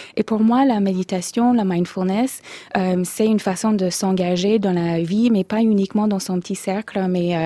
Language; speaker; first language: French; non-native, fluent; English